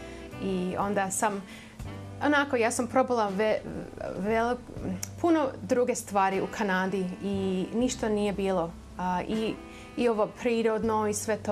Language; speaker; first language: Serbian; early bilingual, heritage; Serbian